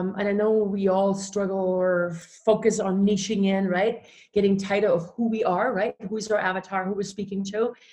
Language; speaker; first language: English; non-native, fluent; German